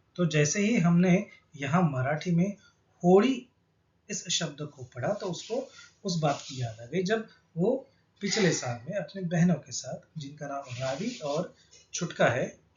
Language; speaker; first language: Hindi; non-native, local second language; Marathi